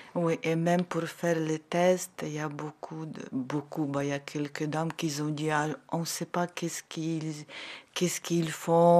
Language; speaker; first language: French; non-native, learner; Ukrainian